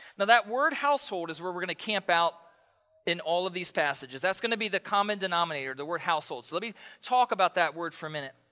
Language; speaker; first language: English; native; English